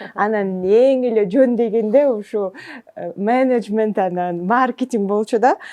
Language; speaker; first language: Kyrgyz; non-native, local second language; Russian